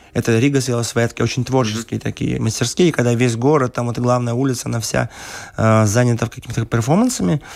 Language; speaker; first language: Russian; native; Russian